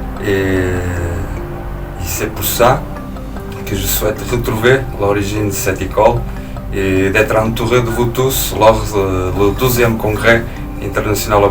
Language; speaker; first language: French; non-native, fluent; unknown